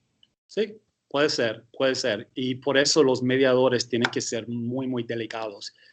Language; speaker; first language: Spanish; early bilingual, heritage; English